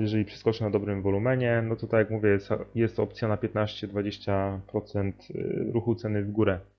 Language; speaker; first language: Polish; native; Polish